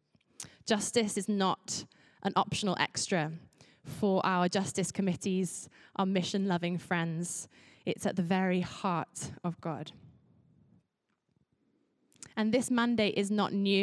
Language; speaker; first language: English; native; English